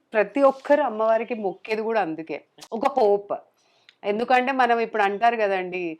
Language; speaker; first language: Telugu; native; Telugu